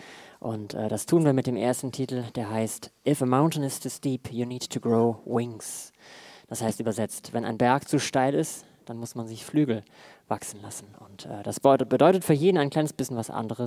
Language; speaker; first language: German; native; German